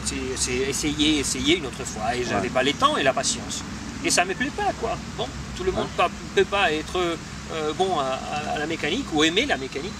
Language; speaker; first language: French; non-native, fluent; Spanish